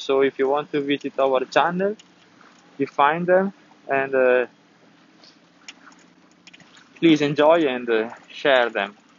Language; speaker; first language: English; non-native, fluent; Italian